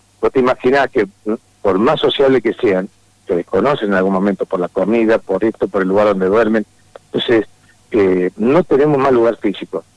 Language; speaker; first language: Spanish; native; Spanish